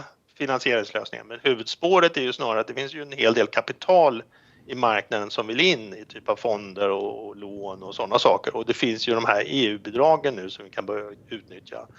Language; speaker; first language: Swedish; native; Swedish